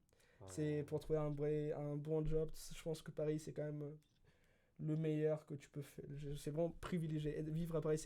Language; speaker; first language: French; early bilingual, other home language; Spanish